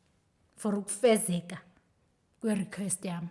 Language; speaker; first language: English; non-native, local second language; Zulu